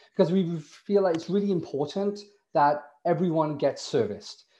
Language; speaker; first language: English; native; English